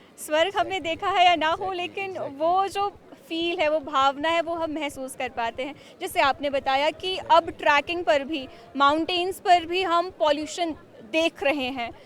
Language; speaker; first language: Hindi; native; Hindi